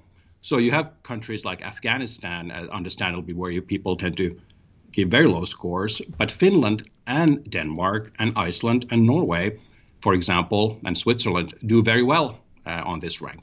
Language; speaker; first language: English; non-native, fluent; Finnish